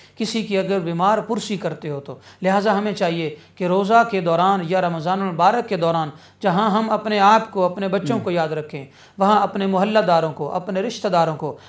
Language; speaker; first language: Urdu; non-native, local second language; Punjabi